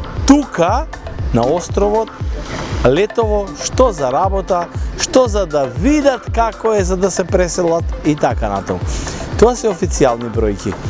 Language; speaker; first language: Macedonian; native; Macedonian